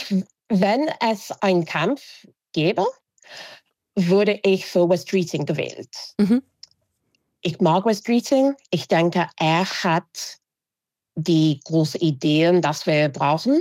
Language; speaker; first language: German; non-native, fluent; English